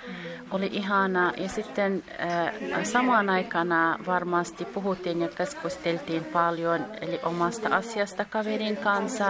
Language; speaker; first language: Finnish; non-native, learner; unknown